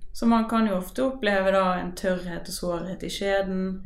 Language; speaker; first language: Norwegian; native; Norwegian